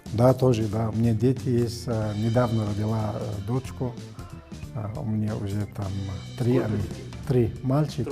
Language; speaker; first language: Russian; non-native, learner; Arabic